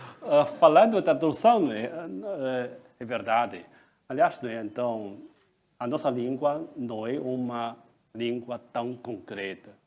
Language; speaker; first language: Portuguese; non-native, fluent; Chinese